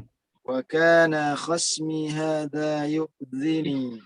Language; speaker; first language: Arabic; non-native, learner; Indonesian